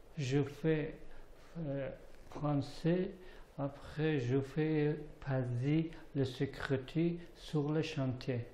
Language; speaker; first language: French; non-native, learner; Persian